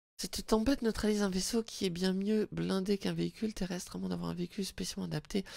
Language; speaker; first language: French; native; French